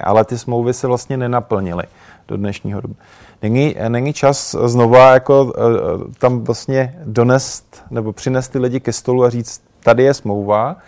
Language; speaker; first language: Czech; native; Czech